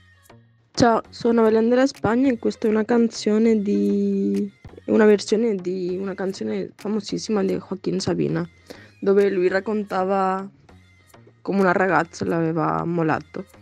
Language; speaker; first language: Italian; non-native, learner; Spanish